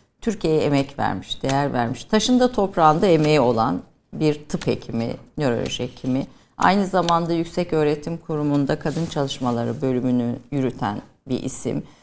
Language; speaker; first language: Turkish; native; Turkish